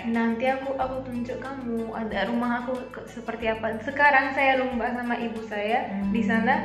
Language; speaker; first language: Indonesian; non-native, fluent; Arabic